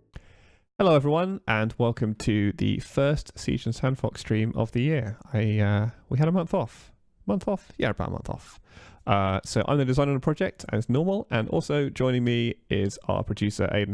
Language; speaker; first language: English; native; English